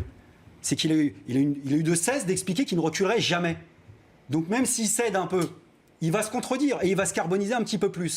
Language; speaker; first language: French; native; French